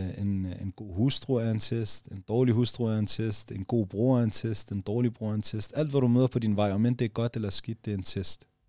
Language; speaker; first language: Danish; early bilingual, other home language; Arabic